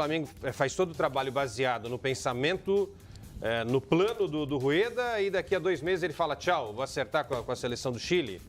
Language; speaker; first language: Portuguese; native; Portuguese